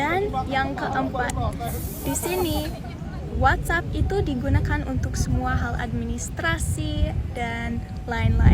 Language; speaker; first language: Indonesian; non-native, fluent; English